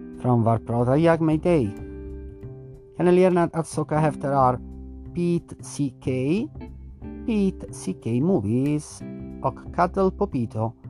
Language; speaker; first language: Swedish; non-native, learner; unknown